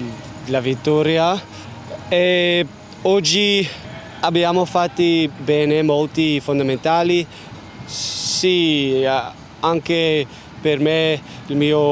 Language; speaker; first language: Italian; non-native, learner; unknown